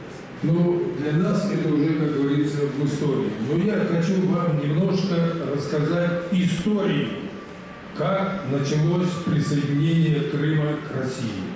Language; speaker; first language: Russian; native; Russian